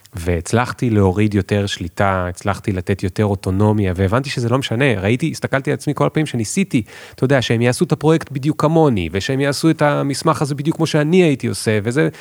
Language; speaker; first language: Hebrew; native; Hebrew